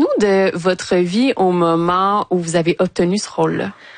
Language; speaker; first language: French; native; French